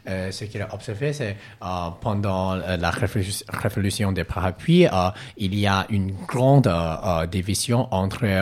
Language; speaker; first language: French; non-native, learner; Cantonese